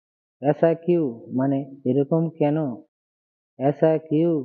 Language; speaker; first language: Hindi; non-native, learner; Bangla